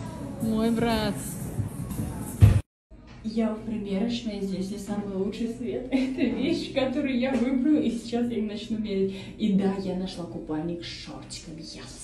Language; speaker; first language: Russian; native; Russian